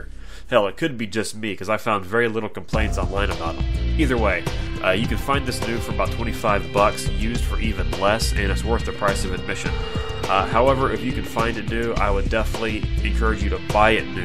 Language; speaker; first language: English; native; English